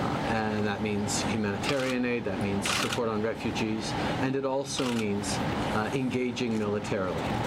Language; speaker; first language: English; early bilingual, other home language; French